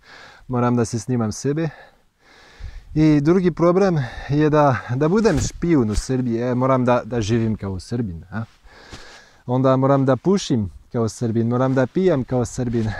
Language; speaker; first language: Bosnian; non-native, learner; French